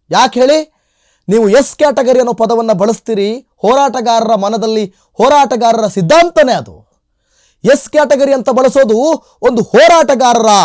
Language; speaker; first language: Kannada; native; Kannada